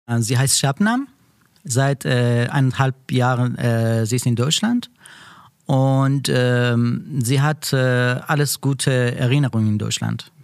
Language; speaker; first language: German; non-native, learner; Persian